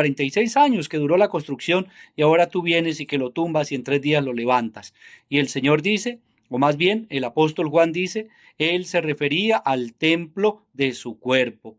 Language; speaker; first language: Spanish; native; Spanish